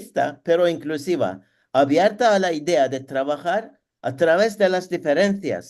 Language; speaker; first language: Spanish; non-native, learner; Turkish